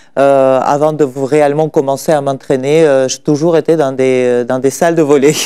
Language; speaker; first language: French; non-native, fluent; Russian